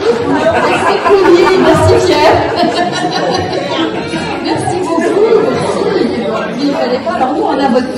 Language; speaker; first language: French; native; French